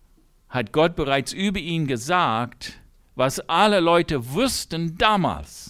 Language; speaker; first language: German; non-native, fluent; English